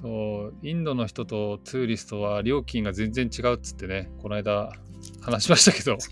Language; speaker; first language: Japanese; native; Japanese